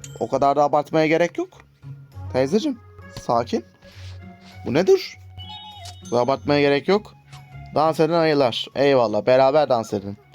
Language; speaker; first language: Turkish; native; Turkish